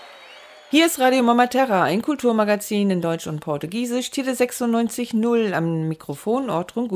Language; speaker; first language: German; native; German